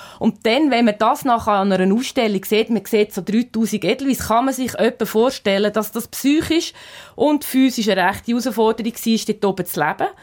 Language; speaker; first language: German; native; German